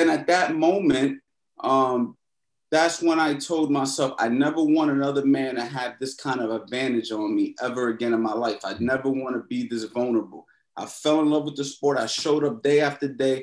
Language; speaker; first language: English; native; English